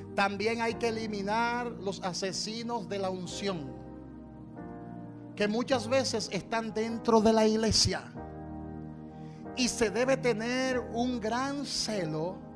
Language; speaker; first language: Spanish; native; Spanish